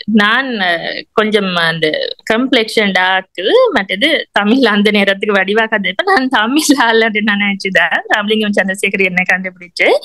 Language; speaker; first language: Tamil; non-native, local second language; Sinhala